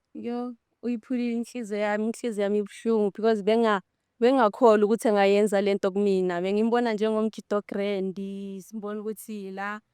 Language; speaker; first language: Zulu; non-native, local second language; Northern Sotho